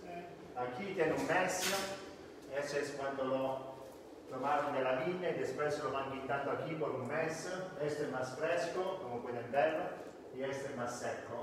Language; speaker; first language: Spanish; non-native, fluent; Italian